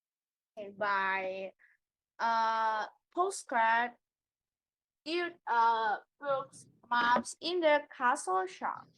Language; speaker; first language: English; non-native, learner; Vietnamese